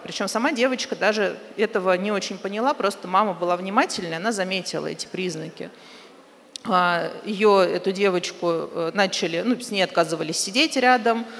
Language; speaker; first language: Russian; native; Russian